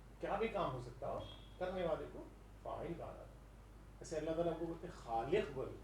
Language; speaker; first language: Urdu; native; Urdu